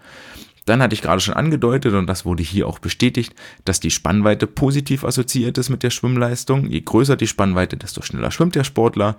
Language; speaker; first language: German; native; German